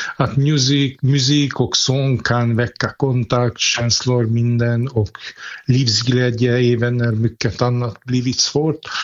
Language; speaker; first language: Swedish; non-native, fluent; Hungarian